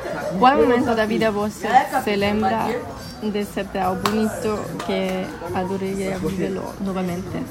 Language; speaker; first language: Portuguese; non-native, learner; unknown